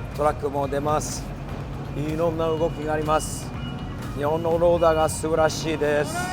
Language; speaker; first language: Japanese; non-native, fluent; English